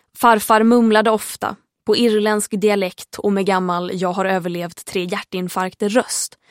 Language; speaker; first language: Swedish; early bilingual, heritage; Swedish